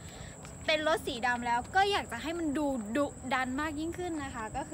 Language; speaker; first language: Thai; native; Thai